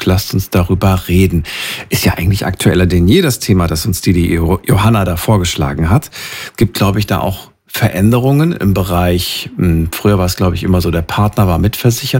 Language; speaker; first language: German; native; German